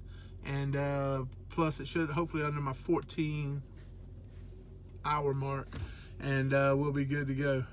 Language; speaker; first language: English; native; English